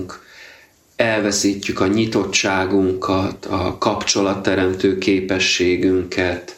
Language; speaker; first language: Hungarian; native; Hungarian